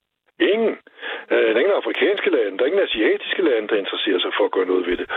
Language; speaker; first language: Danish; native; Danish